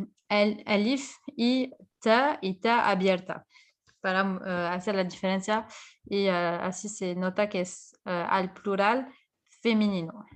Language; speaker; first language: Spanish; non-native, fluent; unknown